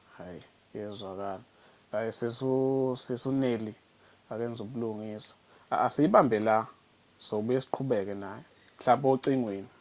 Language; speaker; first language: Zulu; native; Zulu